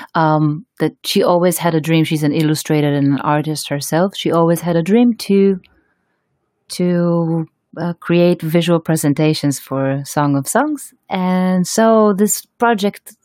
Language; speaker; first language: English; non-native, fluent; Hebrew